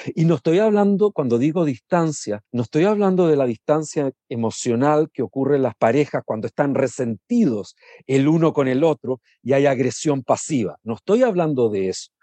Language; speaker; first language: Spanish; native; Spanish